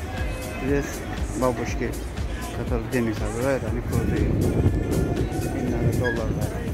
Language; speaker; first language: Russian; non-native, learner; Azerbaijani